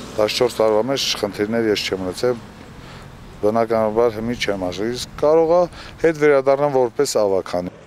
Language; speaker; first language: Armenian; native; Armenian